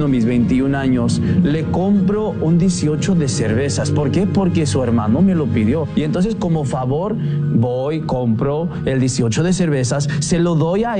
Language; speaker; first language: Spanish; early bilingual, heritage; Spanish